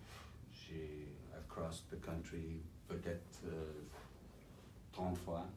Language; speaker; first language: French; non-native, fluent; English